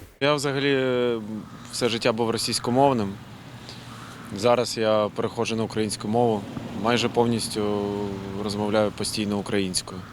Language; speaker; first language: Ukrainian; non-native, local second language; Russian